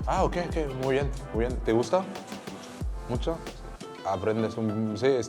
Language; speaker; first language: Spanish; non-native, fluent; French